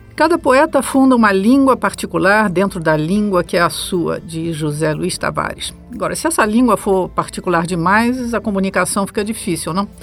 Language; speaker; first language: Portuguese; native; Portuguese